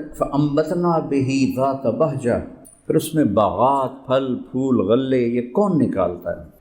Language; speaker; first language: Urdu; non-native, local second language; Punjabi